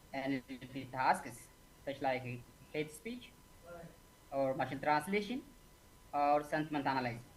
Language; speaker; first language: English; non-native, local second language; Amharic